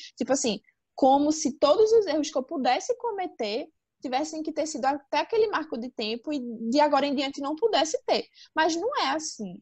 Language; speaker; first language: Portuguese; native; Portuguese